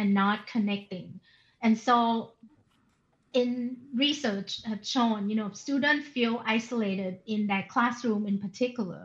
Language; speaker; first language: English; non-native, fluent; Thai